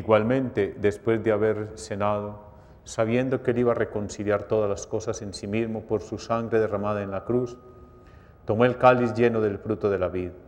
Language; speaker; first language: Spanish; native; Spanish